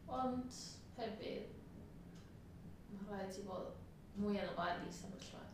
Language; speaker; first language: Welsh; non-native, learner; Spanish